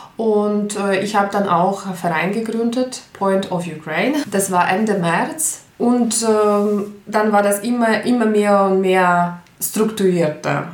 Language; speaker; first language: German; non-native, fluent; Ukrainian